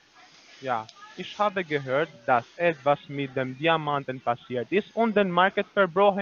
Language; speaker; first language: German; non-native, learner; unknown